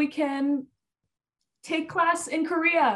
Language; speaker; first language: English; native; English